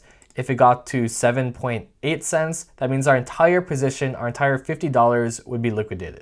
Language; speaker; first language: English; native; English